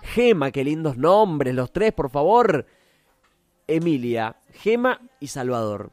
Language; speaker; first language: Spanish; native; Spanish